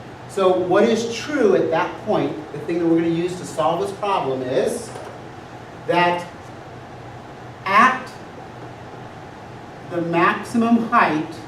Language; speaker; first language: English; native; English